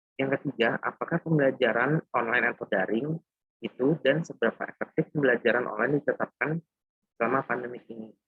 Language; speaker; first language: Indonesian; native; Indonesian